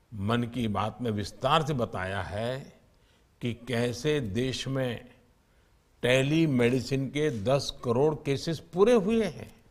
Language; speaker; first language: Hindi; non-native, local second language; Gujarati